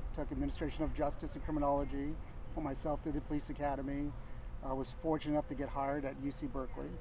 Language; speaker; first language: English; native; English